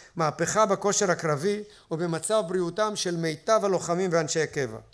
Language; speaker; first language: Hebrew; native; Hebrew